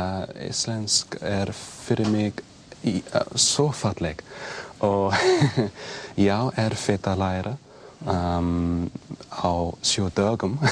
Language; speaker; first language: Icelandic; non-native, learner; English